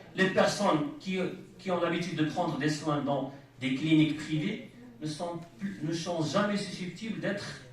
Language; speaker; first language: French; non-native, local second language; Arabic